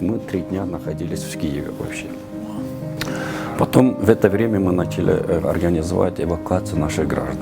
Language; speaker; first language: Russian; non-native, local second language; Kyrgyz